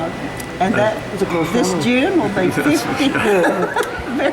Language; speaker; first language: English; native; English